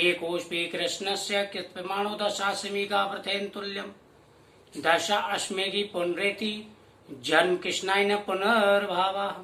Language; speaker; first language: Hindi; native; Hindi